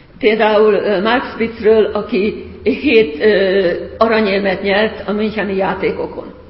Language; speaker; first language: Hungarian; native; Hungarian